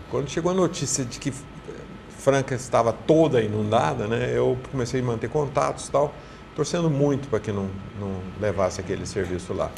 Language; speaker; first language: Portuguese; native; Portuguese